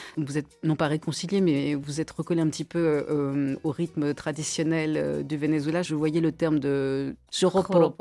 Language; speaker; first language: French; native; French